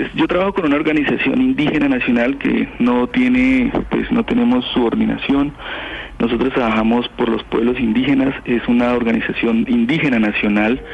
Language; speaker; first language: Spanish; native; Spanish